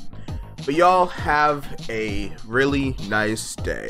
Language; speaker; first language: English; native; English